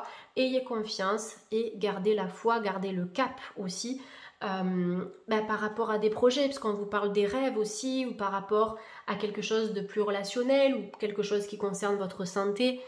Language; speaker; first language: French; native; French